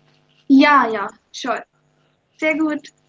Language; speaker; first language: German; non-native, fluent; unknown